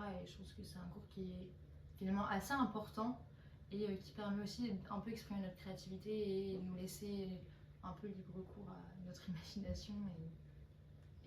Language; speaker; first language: French; native; French